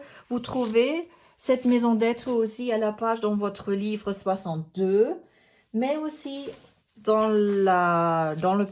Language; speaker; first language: French; non-native, fluent; German